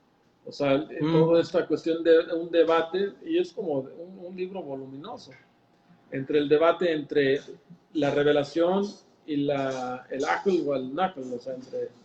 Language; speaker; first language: Spanish; native; Spanish